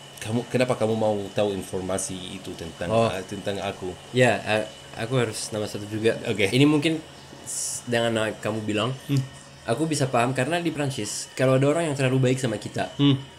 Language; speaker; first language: Indonesian; non-native, learner; French